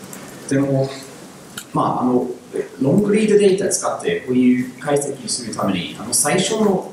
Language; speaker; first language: Japanese; non-native, learner; English